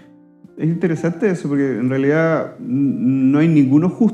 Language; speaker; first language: Spanish; native; Spanish